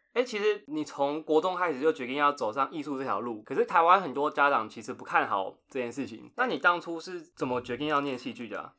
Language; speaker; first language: Chinese; native; Chinese